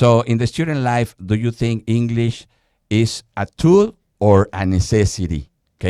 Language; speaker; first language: English; non-native, fluent; Spanish